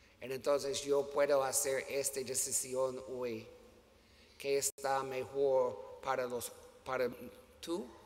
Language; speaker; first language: Spanish; non-native, learner; English